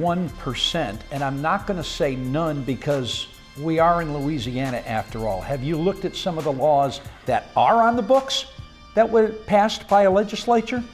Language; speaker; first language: English; native; English